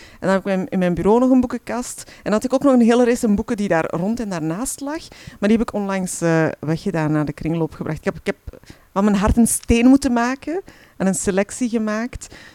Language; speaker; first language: Dutch; early bilingual, other home language; Arabic